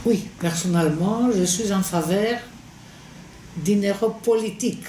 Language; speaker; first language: French; non-native, fluent; Greek